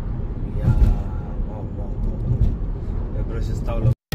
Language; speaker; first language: Romanian; non-native, learner; Bangla